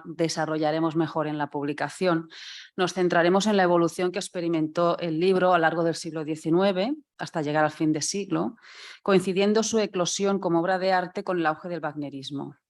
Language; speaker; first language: Spanish; non-native, local second language; Catalan